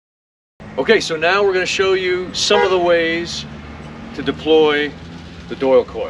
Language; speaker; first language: English; native; English